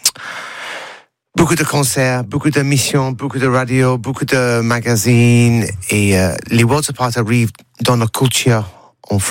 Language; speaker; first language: French; non-native, learner; English